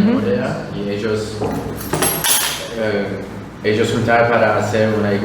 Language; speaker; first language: Spanish; non-native, learner; Korean